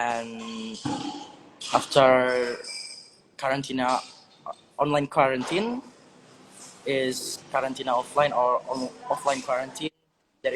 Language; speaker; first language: English; non-native, learner; Indonesian